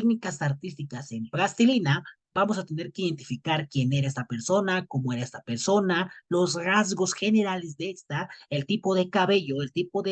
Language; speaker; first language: Spanish; native; Spanish